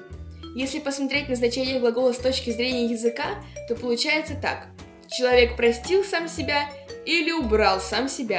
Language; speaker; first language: Russian; native; Russian